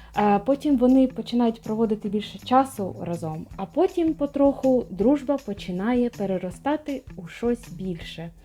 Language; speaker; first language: Ukrainian; non-native, local second language; Russian